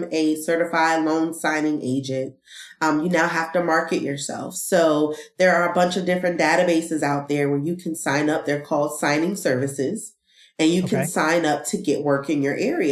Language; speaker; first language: English; native; English